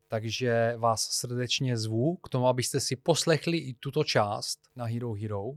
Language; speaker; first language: Czech; non-native, fluent; Bulgarian